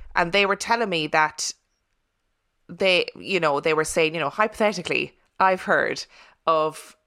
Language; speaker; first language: English; native; English